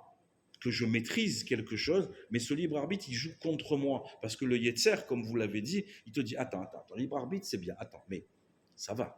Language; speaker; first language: French; native; French